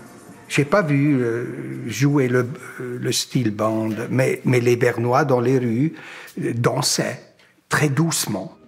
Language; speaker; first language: French; non-native, local second language; German